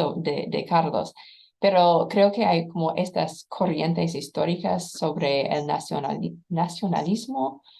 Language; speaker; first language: Spanish; non-native, fluent; English